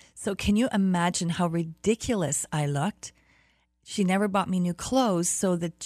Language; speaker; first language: English; early bilingual, other home language; German